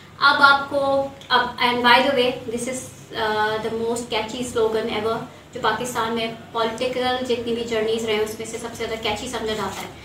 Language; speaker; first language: Urdu; native; Urdu